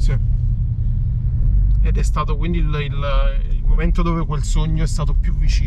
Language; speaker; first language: Italian; native; Italian